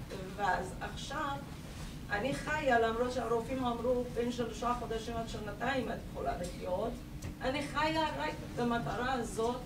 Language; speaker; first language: Hebrew; non-native, learner; Persian